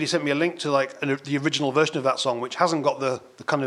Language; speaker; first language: English; native; English